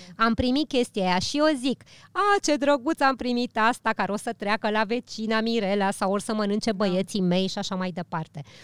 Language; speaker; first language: Romanian; early bilingual, heritage; Romanian